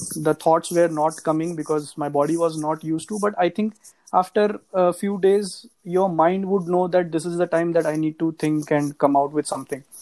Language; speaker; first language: English; non-native, local second language; Hindi